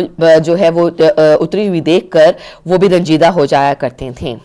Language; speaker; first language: Urdu; native; Urdu